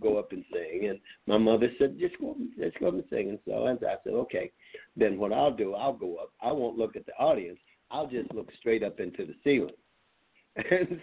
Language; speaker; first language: English; native; English